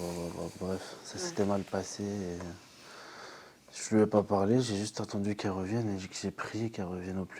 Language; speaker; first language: French; native; French